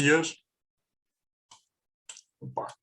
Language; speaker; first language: Spanish; non-native, fluent; English